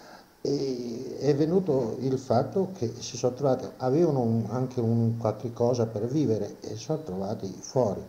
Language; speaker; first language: Italian; native; Italian